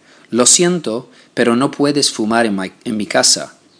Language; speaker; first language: Spanish; non-native, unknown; English